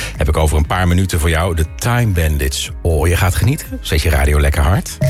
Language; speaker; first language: Dutch; native; Dutch